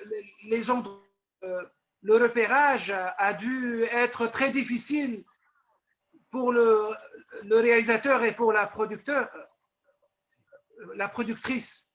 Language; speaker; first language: French; non-native, local second language; Arabic